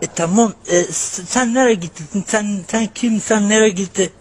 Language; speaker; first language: Turkish; non-native, learner; Arabic